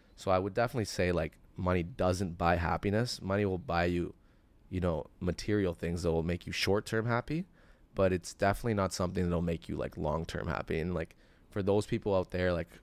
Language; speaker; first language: English; native; English